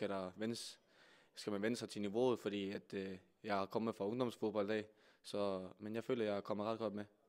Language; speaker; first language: Danish; native; Danish